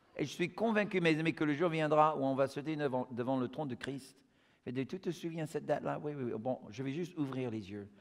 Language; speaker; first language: French; non-native, fluent; English